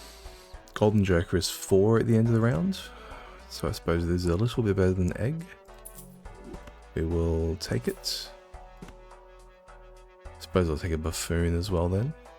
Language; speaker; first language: English; native; English